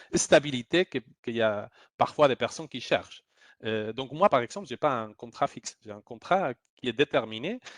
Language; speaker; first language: French; non-native, fluent; Spanish